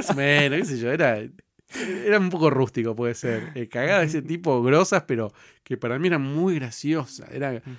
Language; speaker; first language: Spanish; native; Spanish